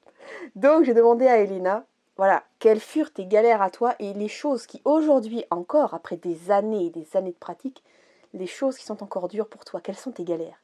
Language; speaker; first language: French; native; French